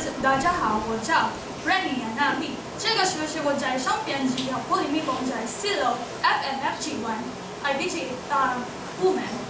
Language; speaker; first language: Chinese; non-native, learner; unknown